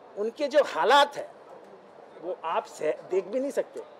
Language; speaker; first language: Hindi; non-native, local second language; Marathi